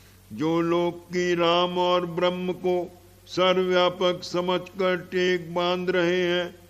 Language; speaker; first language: Hindi; native; Hindi